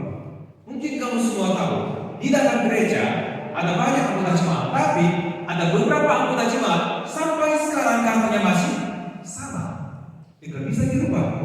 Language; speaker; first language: Indonesian; non-native, fluent; Korean